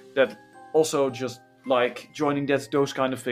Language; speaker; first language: English; non-native, fluent; Dutch